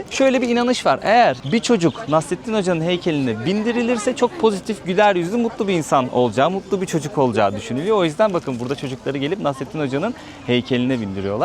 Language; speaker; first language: Turkish; native; Turkish